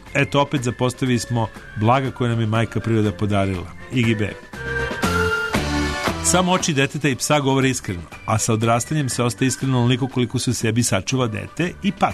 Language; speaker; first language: Serbian; native; Serbian